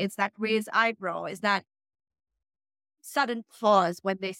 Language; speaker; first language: English; non-native, local second language; Urdu